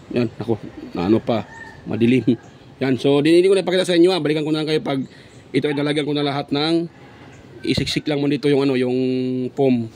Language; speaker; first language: Filipino; native; Filipino